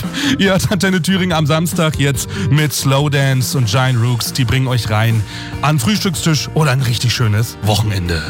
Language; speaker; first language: German; native; German